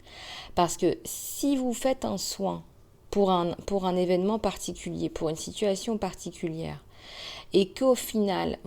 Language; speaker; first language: French; native; French